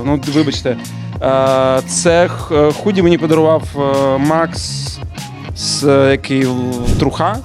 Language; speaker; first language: Ukrainian; native; Ukrainian